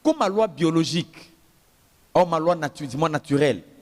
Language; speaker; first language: French; non-native, local second language; Swahili